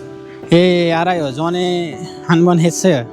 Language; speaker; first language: Korean; non-native, learner; Bangla